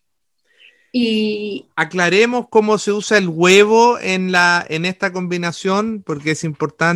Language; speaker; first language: Spanish; native; Spanish